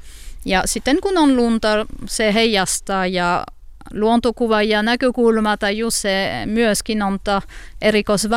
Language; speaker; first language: Finnish; non-native, learner; French